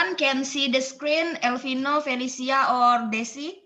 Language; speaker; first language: English; non-native, learner; Indonesian